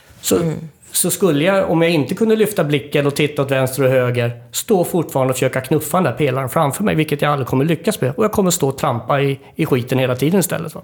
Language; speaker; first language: Swedish; native; Swedish